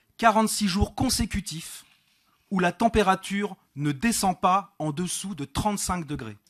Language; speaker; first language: French; native; French